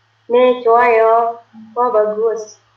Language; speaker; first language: Korean; non-native, learner; Indonesian